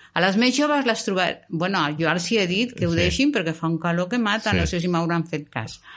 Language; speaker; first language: Catalan; non-native, local second language; Spanish